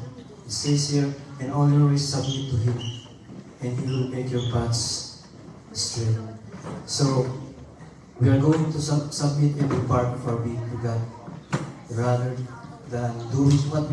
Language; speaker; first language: English; non-native, local second language; Filipino